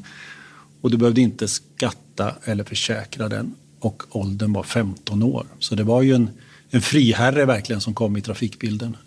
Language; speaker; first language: Swedish; native; Swedish